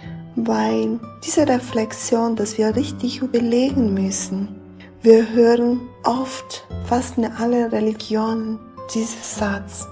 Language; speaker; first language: German; non-native, fluent; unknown